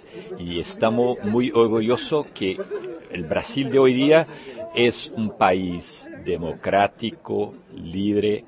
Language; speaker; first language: Spanish; non-native, fluent; Portuguese